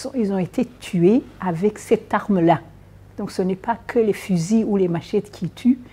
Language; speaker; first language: French; non-native, local second language; Kinyarwanda